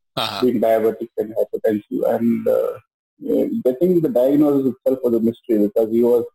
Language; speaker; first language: English; non-native, local second language; Kannada